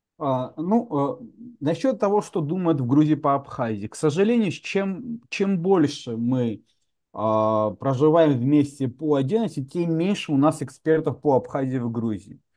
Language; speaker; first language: Russian; non-native, local second language; Georgian